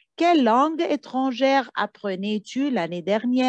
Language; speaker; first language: French; non-native, fluent; Arabic